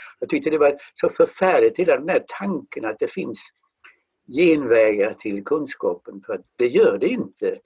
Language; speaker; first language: Swedish; native; Swedish